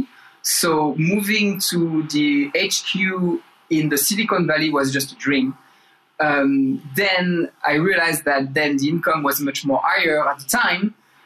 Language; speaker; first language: English; non-native, fluent; French